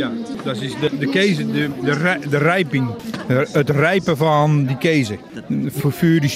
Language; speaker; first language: German; non-native, learner; Dutch